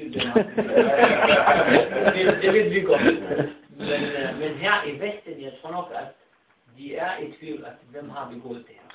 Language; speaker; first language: Danish; non-native, fluent; Arabic